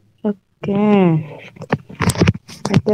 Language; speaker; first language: English; non-native, fluent; Arabic